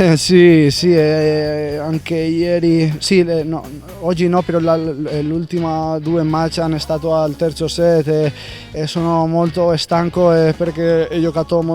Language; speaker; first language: Italian; non-native, learner; Spanish